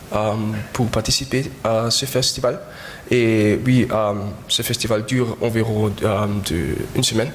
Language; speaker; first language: French; non-native, learner; German